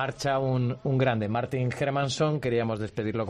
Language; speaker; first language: Spanish; native; Spanish